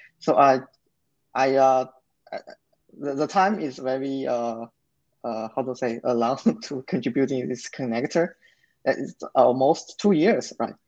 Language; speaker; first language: English; non-native, learner; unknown